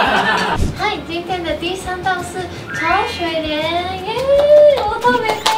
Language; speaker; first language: Chinese; non-native, fluent; Japanese